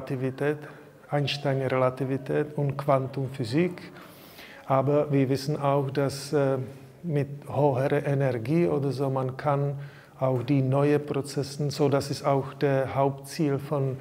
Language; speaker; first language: German; non-native, learner; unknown